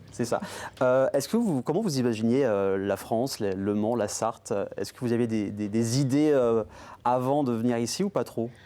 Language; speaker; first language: French; native; French